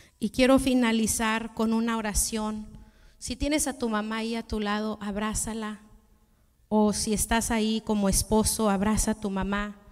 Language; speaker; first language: Spanish; early bilingual, heritage; Spanish